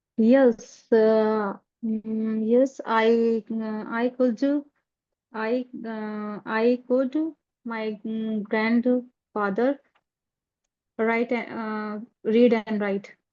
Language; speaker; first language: English; non-native, learner; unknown